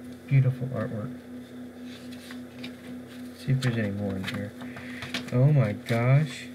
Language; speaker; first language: English; native; English